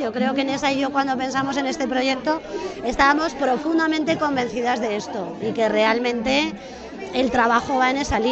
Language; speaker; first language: Spanish; native; Spanish